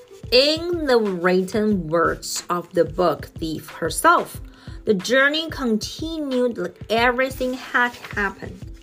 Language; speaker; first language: English; non-native, fluent; Chinese